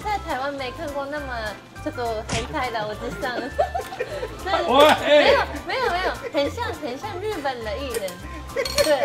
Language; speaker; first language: Chinese; non-native, fluent; Japanese